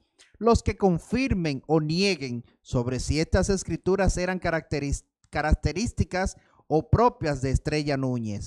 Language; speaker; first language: Spanish; native; Spanish